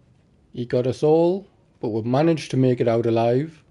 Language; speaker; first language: English; native; English